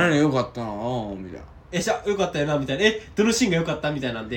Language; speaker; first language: Japanese; native; Japanese